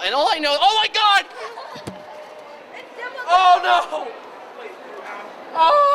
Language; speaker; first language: English; native; English